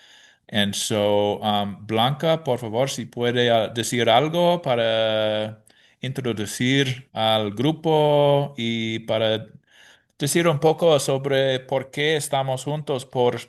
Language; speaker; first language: Spanish; non-native, fluent; English